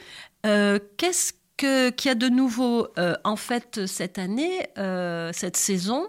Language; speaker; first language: French; native; French